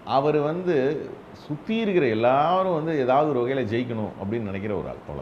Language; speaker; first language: Tamil; native; Tamil